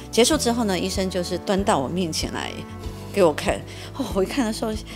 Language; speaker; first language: Chinese; native; Chinese